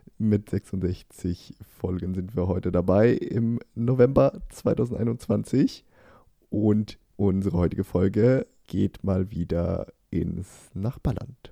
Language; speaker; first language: German; native; German